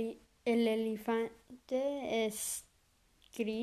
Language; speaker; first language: Spanish; non-native, learner; English